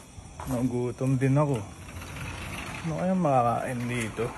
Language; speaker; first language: Filipino; native; Filipino